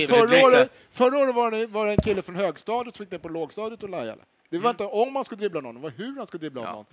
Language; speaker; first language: Swedish; native; Swedish